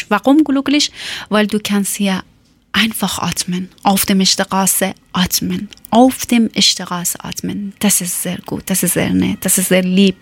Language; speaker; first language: German; non-native, learner; Persian